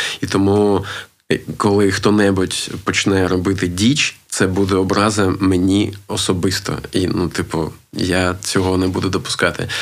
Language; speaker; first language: Ukrainian; non-native, local second language; Russian